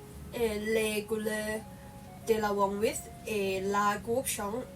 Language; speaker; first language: French; non-native, learner; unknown